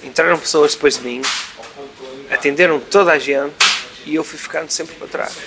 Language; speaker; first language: Portuguese; native; Portuguese